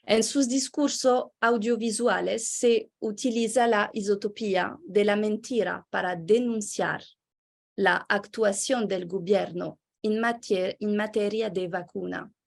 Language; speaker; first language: Spanish; non-native, fluent; French